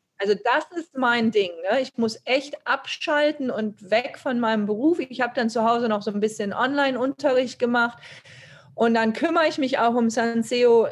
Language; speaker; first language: German; native; German